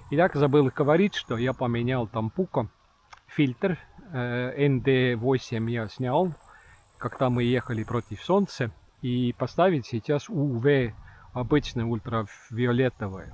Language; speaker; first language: Russian; non-native, learner; Estonian